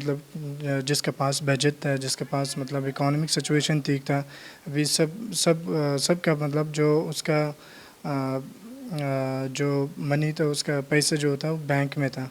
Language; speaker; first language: Hindi; non-native, learner; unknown